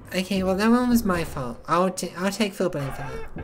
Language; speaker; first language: English; native; English